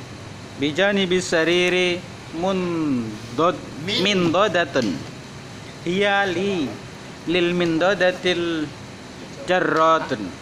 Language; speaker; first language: Arabic; non-native, learner; Indonesian